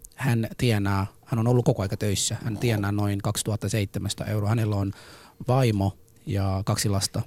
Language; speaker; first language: Finnish; early bilingual, other home language; Somali